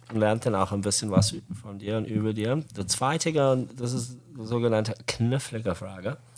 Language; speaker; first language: German; non-native, fluent; Arabic